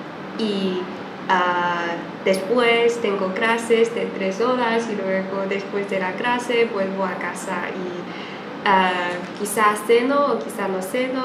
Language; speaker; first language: Spanish; non-native, fluent; Chinese